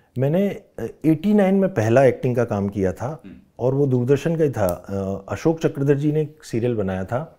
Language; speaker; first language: Hindi; non-native, local second language; Rajasthani